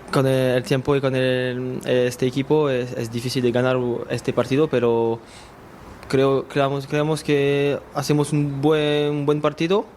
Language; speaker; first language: Spanish; non-native, learner; French